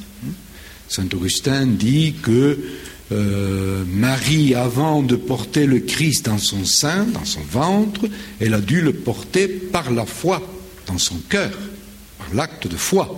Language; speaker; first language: French; non-native, fluent; Spanish